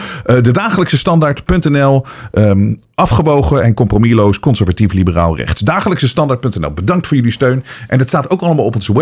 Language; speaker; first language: Dutch; native; Dutch